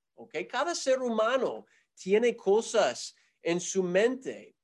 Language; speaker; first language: Spanish; non-native, fluent; English